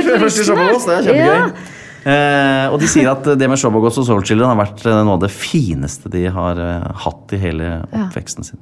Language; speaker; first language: Norwegian; native; Norwegian